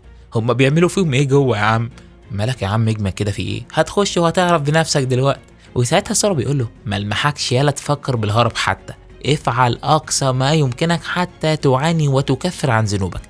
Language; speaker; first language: Arabic; native; Arabic